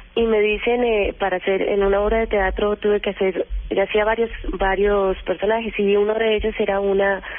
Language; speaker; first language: Spanish; native; Spanish